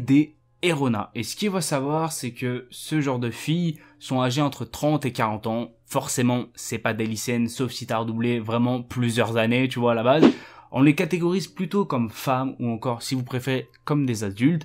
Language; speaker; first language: French; native; French